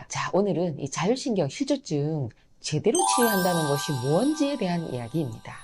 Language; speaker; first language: Korean; native; Korean